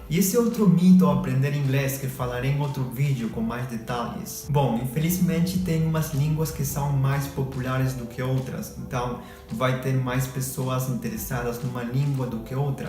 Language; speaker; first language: Portuguese; non-native, fluent; Spanish